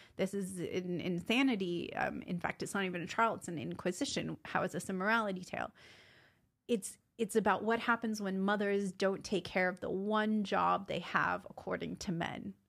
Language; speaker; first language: English; native; English